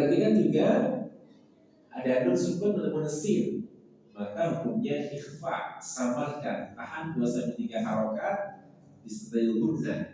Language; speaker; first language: Indonesian; native; Indonesian